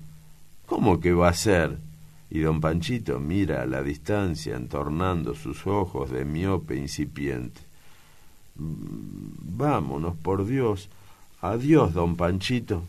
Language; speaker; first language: Spanish; native; Spanish